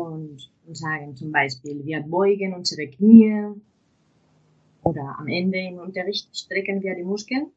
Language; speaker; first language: German; non-native, fluent; Spanish